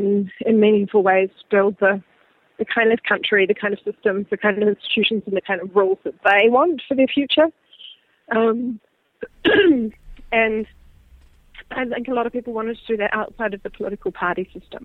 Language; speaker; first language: English; native; English